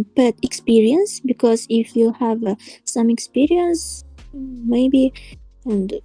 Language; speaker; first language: English; non-native, learner; Russian